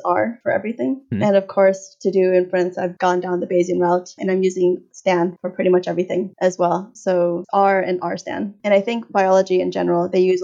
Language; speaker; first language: English; native; English